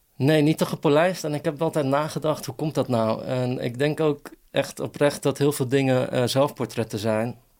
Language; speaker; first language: Dutch; early bilingual, other home language; Persian